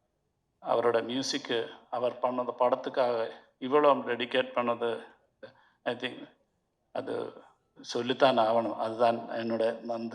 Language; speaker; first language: Tamil; non-native, learner; Malayalam